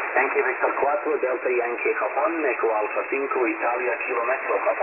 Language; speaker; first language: Spanish; non-native, learner; English